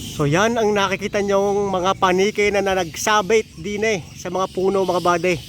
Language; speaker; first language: Filipino; native; Filipino